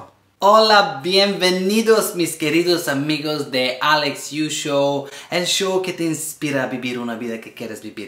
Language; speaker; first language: Spanish; non-native, learner; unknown